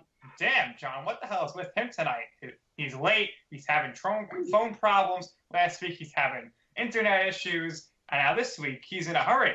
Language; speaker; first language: English; native; English